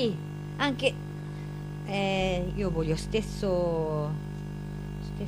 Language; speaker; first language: Italian; non-native, learner; Japanese